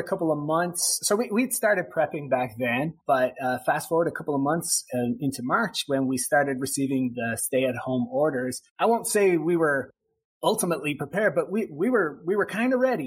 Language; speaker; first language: English; native; English